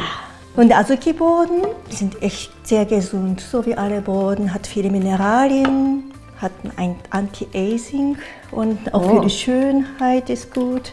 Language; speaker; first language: German; non-native, fluent; Japanese